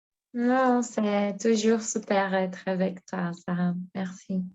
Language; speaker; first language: French; non-native, learner; Portuguese